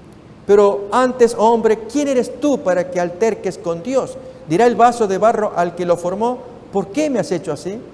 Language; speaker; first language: Spanish; native; Spanish